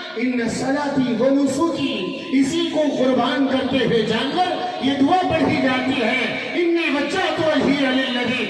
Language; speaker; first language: Urdu; native; Urdu